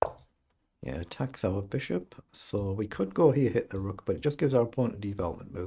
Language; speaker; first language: English; native; English